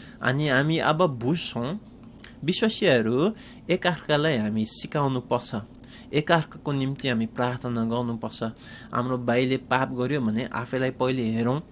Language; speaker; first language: Nepali; non-native, fluent; English